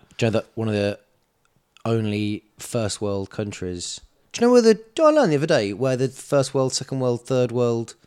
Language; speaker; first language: English; native; English